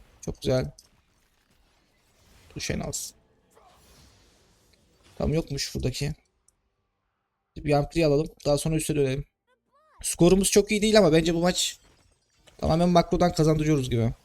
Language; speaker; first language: Turkish; native; Turkish